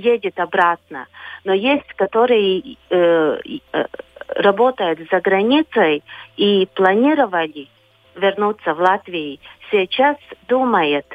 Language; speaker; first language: Russian; non-native, local second language; Latvian